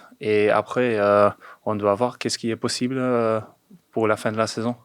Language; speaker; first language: French; non-native, fluent; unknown